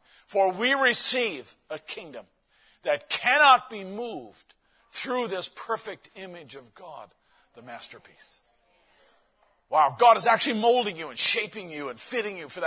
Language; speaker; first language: English; native; English